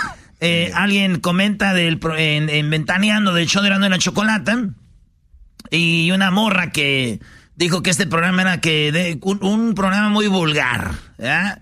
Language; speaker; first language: Spanish; native; Spanish